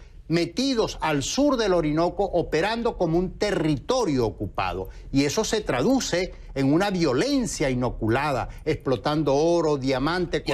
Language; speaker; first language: Spanish; native; Spanish